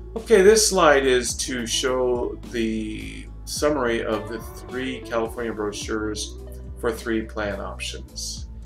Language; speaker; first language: English; native; English